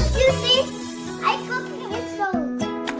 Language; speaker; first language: English; non-native, learner; Indonesian